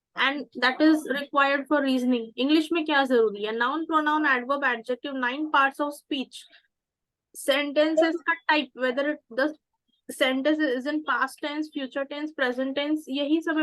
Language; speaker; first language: Hindi; non-native, local second language; Marathi